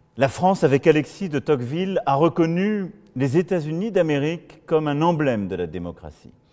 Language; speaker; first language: French; native; French